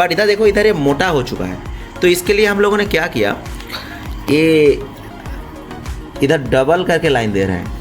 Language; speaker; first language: Hindi; non-native, local second language; Odia